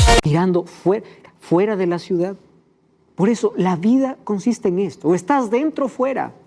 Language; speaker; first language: Spanish; native; Spanish